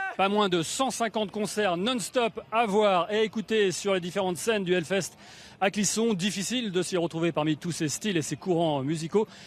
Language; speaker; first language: French; native; French